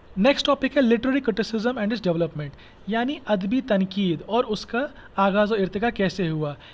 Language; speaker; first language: Hindi; non-native, local second language; Kashmiri